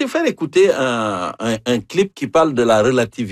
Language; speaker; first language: French; native; French